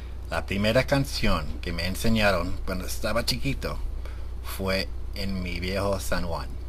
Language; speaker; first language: Spanish; early bilingual, heritage; Spanish